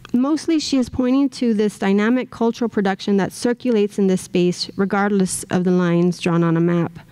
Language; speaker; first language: English; native; English